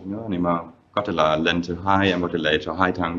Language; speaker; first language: Vietnamese; non-native, fluent; German